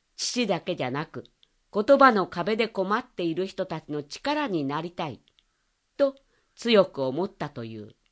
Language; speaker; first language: Japanese; native; Japanese